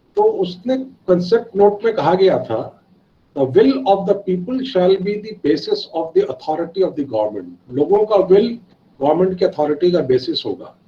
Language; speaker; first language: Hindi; native; Hindi